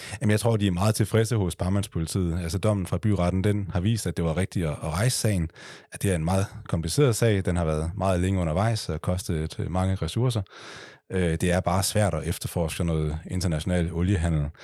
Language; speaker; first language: Danish; native; Danish